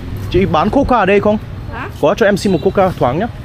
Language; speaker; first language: Vietnamese; early bilingual, heritage; Vietnamese